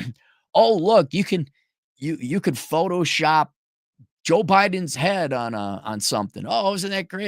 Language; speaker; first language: English; native; English